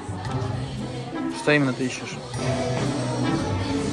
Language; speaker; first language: Russian; native; Russian